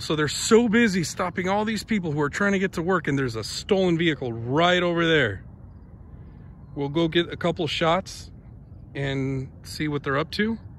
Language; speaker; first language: English; early bilingual, other home language; Spanish